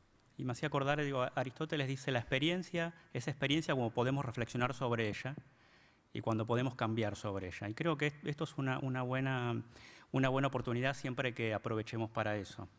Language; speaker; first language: Spanish; native; Spanish